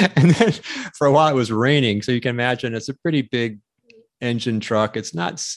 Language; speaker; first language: English; native; English